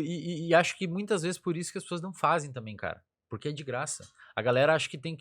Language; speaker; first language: Portuguese; native; Portuguese